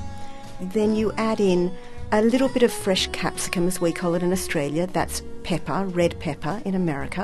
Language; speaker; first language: English; native; English